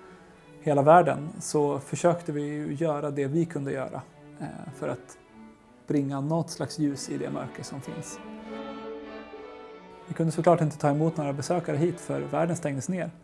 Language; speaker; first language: Swedish; native; Swedish